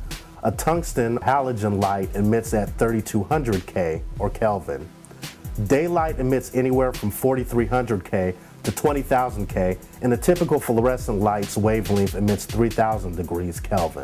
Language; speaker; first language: English; native; English